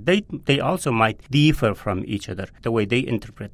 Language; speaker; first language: English; non-native, fluent; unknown